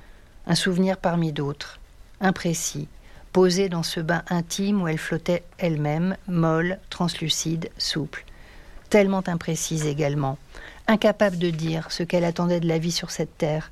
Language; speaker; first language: French; native; French